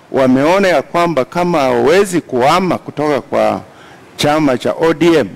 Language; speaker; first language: Swahili; non-native, local second language; Luyia